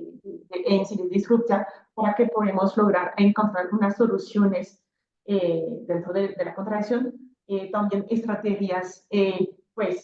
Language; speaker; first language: Spanish; non-native, fluent; French